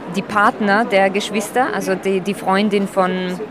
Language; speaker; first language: German; early bilingual, other home language; Slovak